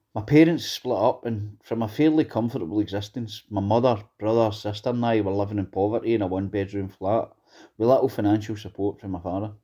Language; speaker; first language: English; native; English